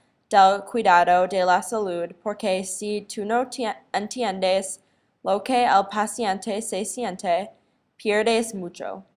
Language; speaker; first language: Spanish; non-native, learner; English